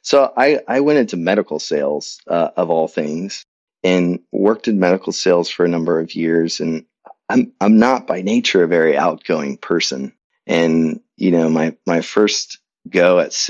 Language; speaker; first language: English; native; English